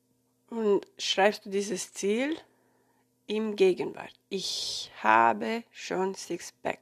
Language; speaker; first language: German; non-native, fluent; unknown